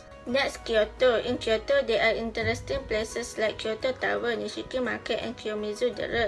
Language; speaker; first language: English; non-native, learner; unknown